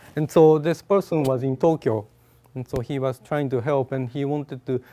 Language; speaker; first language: English; non-native, fluent; Japanese